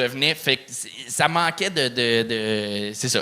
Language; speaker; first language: French; native; French